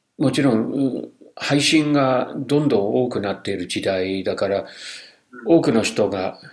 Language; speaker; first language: Japanese; non-native, fluent; English